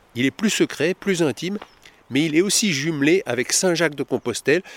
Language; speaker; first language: French; native; French